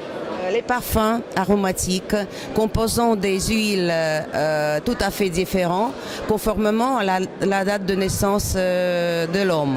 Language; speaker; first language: French; non-native, fluent; Russian